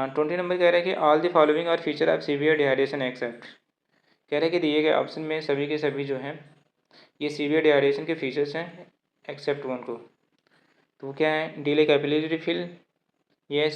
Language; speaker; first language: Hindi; native; Hindi